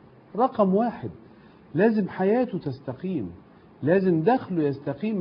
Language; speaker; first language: Arabic; native; Arabic